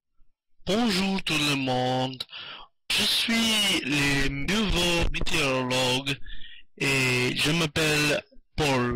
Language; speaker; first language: French; non-native, learner; English